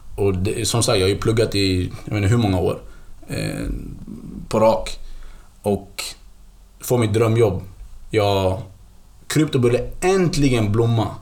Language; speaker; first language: Swedish; early bilingual, other home language; Kurdish